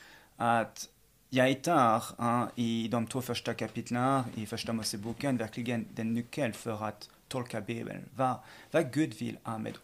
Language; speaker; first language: Swedish; non-native, fluent; French